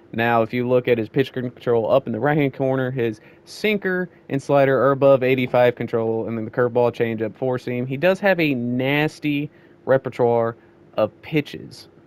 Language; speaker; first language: English; native; English